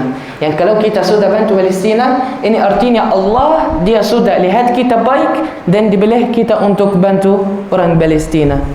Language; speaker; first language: Indonesian; non-native, learner; Arabic